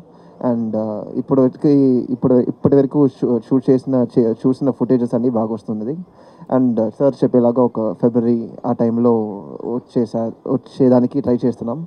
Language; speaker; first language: Telugu; non-native, learner; Tamil